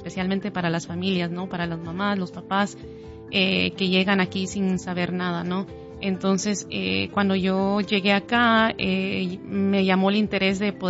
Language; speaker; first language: Spanish; native; Spanish